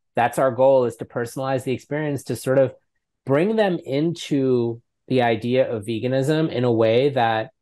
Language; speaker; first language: English; native; English